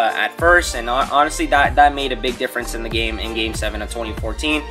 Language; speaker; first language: English; native; English